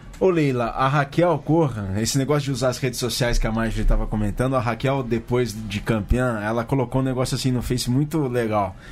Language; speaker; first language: Portuguese; native; Portuguese